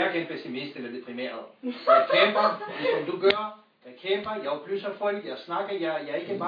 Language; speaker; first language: Danish; non-native, fluent; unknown